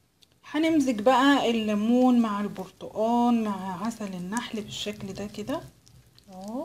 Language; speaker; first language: Arabic; native; Arabic